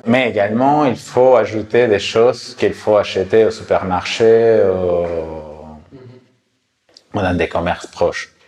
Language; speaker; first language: French; non-native, fluent; Spanish